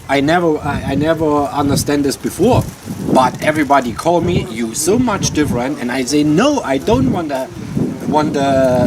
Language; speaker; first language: English; non-native, learner; German